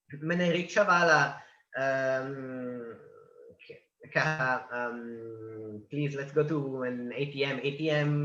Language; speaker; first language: Hindi; non-native, learner; Italian